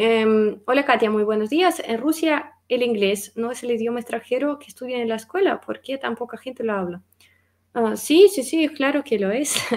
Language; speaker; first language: Spanish; non-native, fluent; Russian